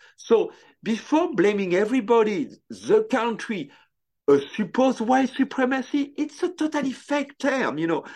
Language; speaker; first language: English; non-native, fluent; French